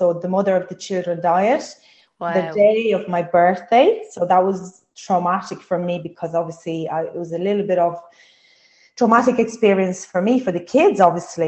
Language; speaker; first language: English; non-native, fluent; Italian